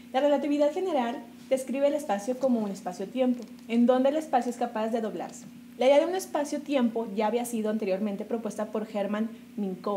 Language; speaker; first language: Spanish; native; Spanish